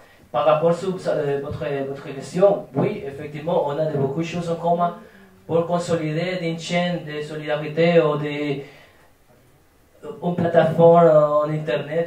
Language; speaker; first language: French; non-native, fluent; Spanish